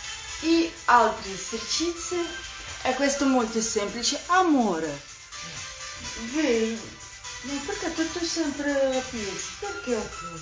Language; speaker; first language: Italian; non-native, learner; Russian